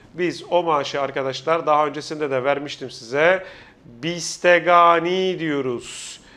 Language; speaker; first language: Turkish; native; Turkish